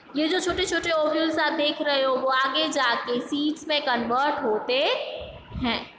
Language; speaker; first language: Hindi; non-native, local second language; Gujarati